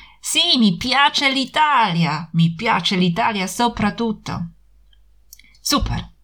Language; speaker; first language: Italian; non-native, fluent; Polish